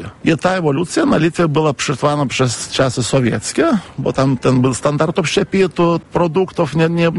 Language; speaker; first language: Polish; non-native, fluent; Lithuanian